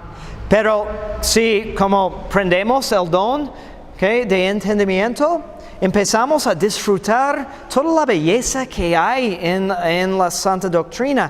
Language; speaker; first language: Spanish; non-native, fluent; English